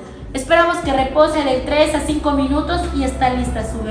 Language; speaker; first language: Spanish; native; Spanish